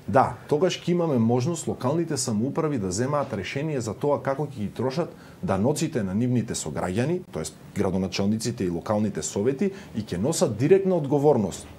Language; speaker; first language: Macedonian; native; Macedonian